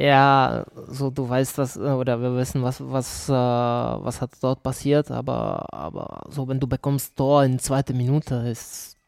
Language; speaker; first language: German; non-native, learner; Czech